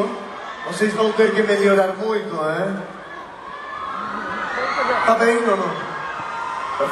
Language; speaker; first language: Portuguese; non-native, learner; Spanish